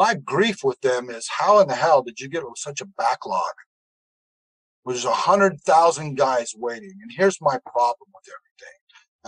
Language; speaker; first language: English; native; English